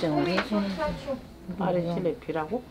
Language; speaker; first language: Korean; native; Korean